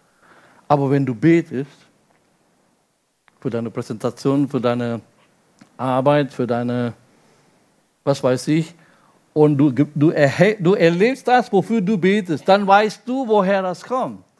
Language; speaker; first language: German; non-native, fluent; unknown